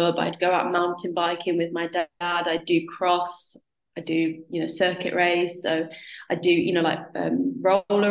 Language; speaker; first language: English; native; English